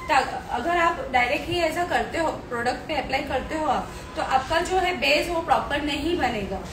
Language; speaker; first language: Hindi; non-native, local second language; Gujarati